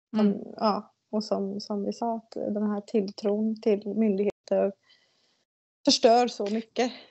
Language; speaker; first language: Swedish; native; Swedish